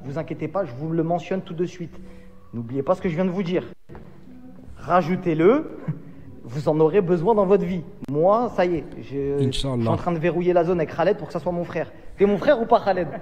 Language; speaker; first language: French; native; French